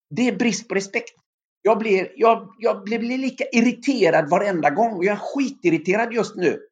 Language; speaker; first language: Swedish; native; Swedish